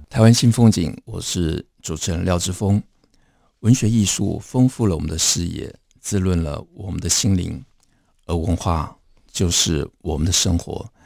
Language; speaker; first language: Chinese; native; Chinese